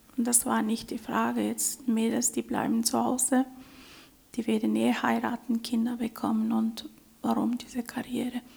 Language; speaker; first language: German; non-native, fluent; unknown